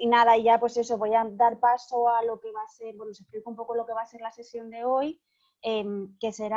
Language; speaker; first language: Spanish; native; Spanish